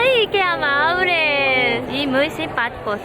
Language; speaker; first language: Spanish; non-native, fluent; Japanese